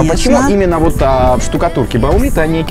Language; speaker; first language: Russian; native; Russian